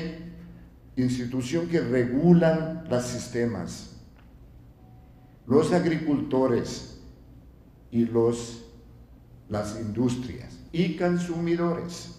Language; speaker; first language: Spanish; non-native, fluent; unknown